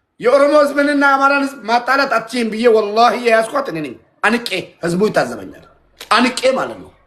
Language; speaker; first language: Amharic; non-native, local second language; Oromo